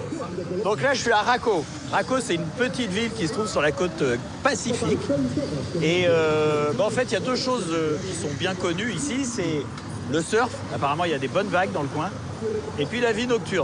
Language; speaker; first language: French; native; French